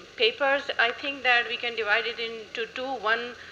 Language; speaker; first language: English; non-native, local second language; Urdu